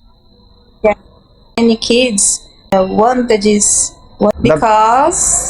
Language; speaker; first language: English; non-native, learner; Portuguese